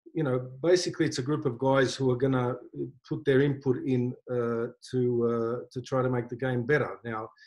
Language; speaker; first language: English; native; English